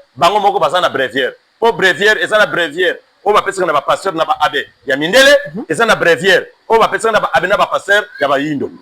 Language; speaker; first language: Lingala; non-native, local second language; Kongo